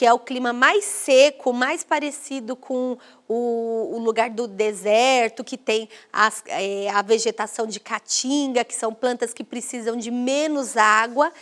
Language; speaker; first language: Portuguese; native; Portuguese